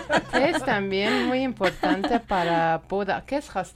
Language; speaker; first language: Spanish; non-native, learner; Persian